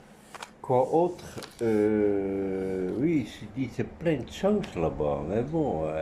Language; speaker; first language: French; non-native, fluent; Dutch